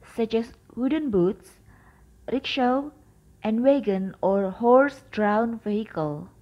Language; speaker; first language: English; non-native, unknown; Indonesian